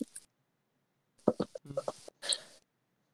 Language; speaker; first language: English; native; English